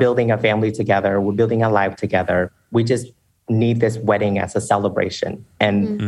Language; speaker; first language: English; non-native, fluent; Vietnamese